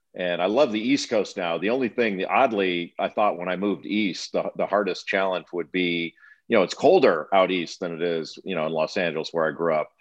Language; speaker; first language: English; native; English